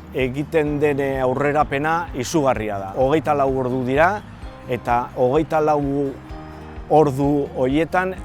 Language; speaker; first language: Basque; non-native, local second language; Spanish